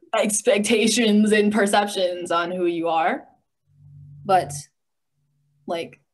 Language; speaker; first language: English; native; English